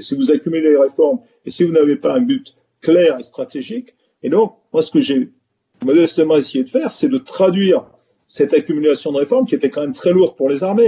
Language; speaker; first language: French; native; French